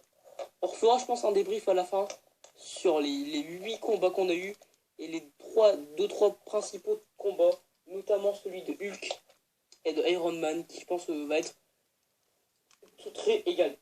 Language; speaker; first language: French; native; French